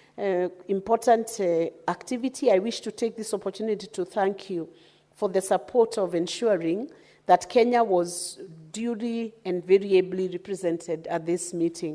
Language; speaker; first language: English; non-native, local second language; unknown